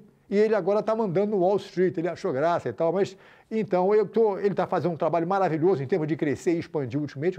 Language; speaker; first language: Portuguese; native; Portuguese